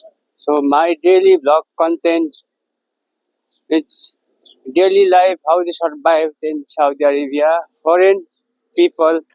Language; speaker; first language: English; non-native, learner; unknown